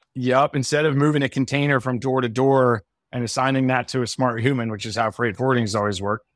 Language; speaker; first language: English; native; English